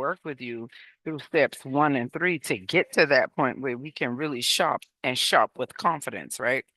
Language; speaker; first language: English; native; English